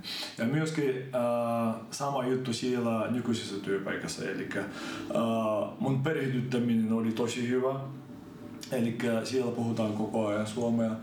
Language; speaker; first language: Finnish; non-native, fluent; Ukrainian